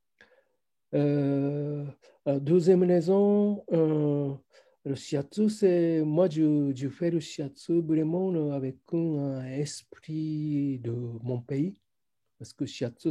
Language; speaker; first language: French; non-native, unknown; Japanese